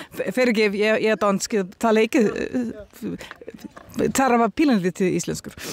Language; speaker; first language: Icelandic; non-native, learner; Danish